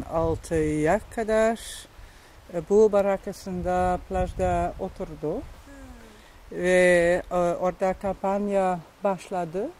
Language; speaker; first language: Turkish; non-native, learner; Dutch